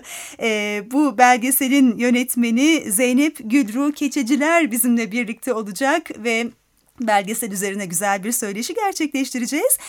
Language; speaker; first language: Turkish; native; Turkish